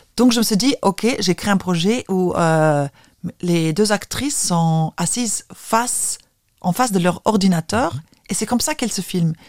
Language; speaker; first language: French; non-native, fluent; Lithuanian